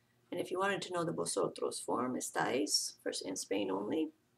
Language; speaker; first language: English; native; English